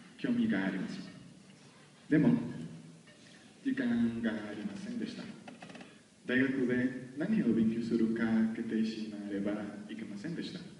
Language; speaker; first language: Japanese; non-native, learner; Spanish